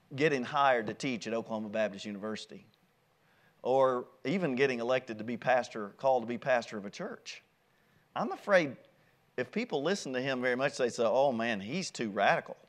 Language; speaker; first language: English; native; English